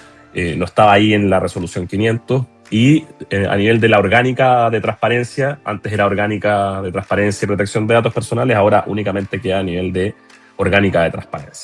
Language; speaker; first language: Spanish; native; Spanish